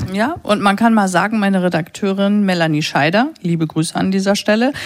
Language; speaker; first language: German; native; German